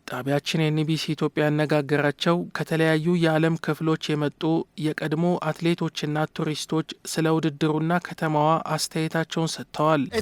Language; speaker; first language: Amharic; native; Amharic